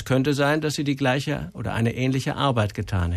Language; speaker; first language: German; native; German